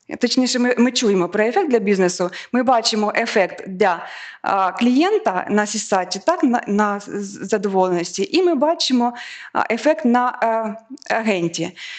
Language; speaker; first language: Ukrainian; native; Ukrainian